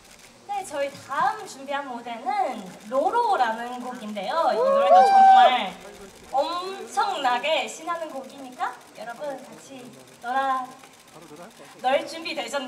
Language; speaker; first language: Korean; non-native, fluent; Japanese